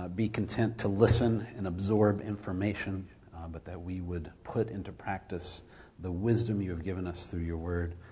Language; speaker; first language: English; native; English